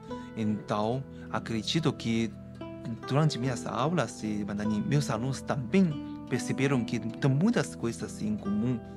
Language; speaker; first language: Portuguese; non-native, fluent; Chinese